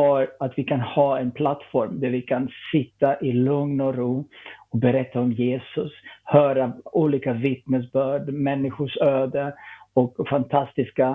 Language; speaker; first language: Swedish; non-native, fluent; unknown